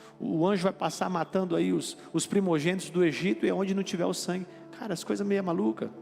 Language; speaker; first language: Portuguese; native; Portuguese